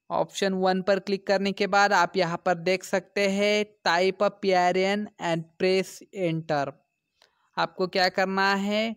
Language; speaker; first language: Hindi; non-native, local second language; Marathi